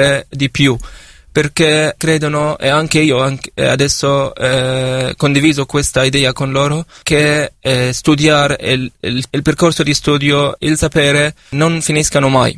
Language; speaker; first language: Italian; non-native, fluent; Arabic